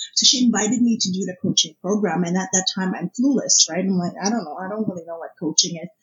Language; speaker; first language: English; non-native, local second language; Filipino